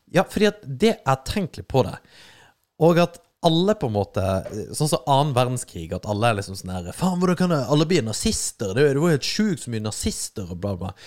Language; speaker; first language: Norwegian; native; Norwegian